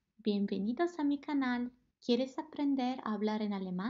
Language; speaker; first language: Spanish; non-native, fluent; Italian